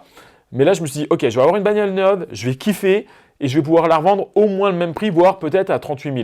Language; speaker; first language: French; native; French